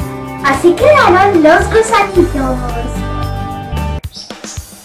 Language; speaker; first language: Spanish; native; Spanish